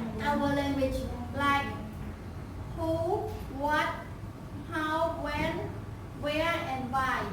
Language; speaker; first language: English; non-native, learner; Khmer